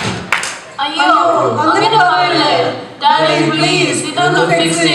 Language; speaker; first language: Malayalam; early bilingual, heritage; Malayalam